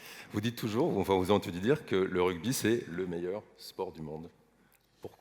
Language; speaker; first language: French; native; French